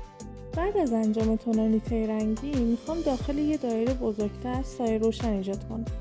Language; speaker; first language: Persian; native; Persian